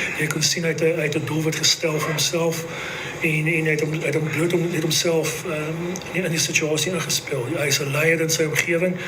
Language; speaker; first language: Afrikaans; native; Afrikaans